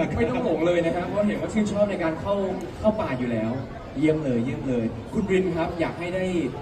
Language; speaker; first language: Thai; native; Thai